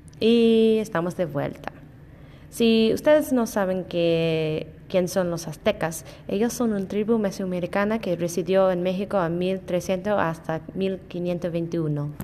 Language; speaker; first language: Spanish; non-native, learner; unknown